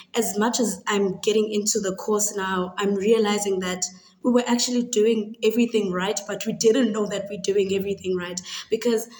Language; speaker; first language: English; non-native, local second language; Xhosa